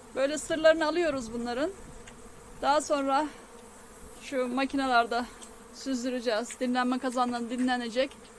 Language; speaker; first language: Turkish; native; Turkish